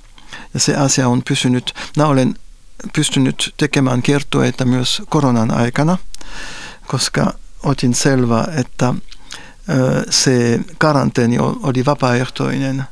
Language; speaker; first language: Finnish; non-native, fluent; French